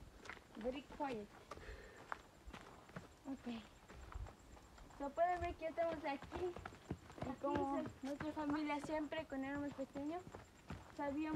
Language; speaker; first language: Spanish; early bilingual, heritage; Spanish